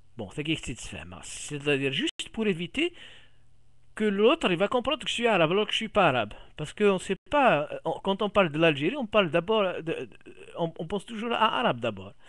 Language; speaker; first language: French; non-native, local second language; Kabyle